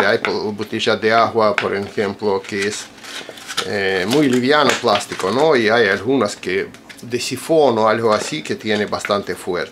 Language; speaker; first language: Spanish; non-native, fluent; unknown